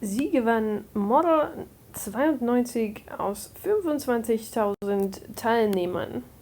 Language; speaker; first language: German; non-native, fluent; English